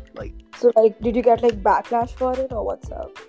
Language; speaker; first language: English; non-native, local second language; Hindi